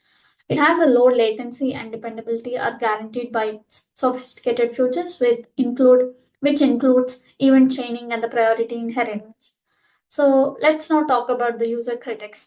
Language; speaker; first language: English; non-native, local second language; Telugu